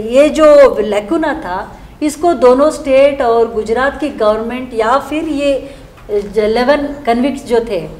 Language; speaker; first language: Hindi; non-native, local second language; Kannada